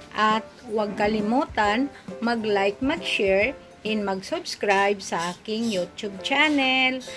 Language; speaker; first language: Filipino; non-native, local second language; Hiligaynon